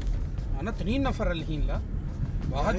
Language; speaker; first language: Arabic; non-native, learner; Hindi